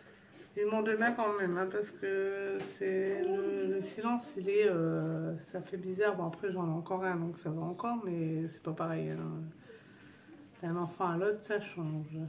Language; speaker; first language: French; native; French